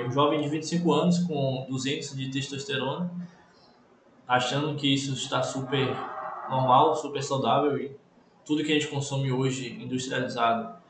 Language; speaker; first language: Portuguese; native; Portuguese